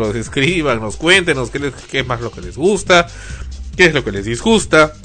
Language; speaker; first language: Spanish; native; Spanish